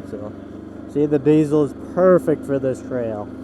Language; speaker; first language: English; native; English